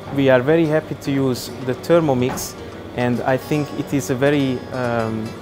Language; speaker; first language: English; non-native, fluent; German